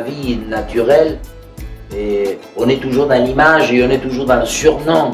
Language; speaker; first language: French; non-native, fluent; Spanish